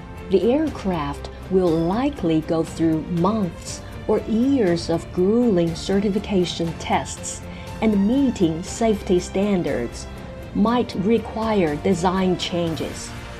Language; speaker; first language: English; non-native, fluent; Chinese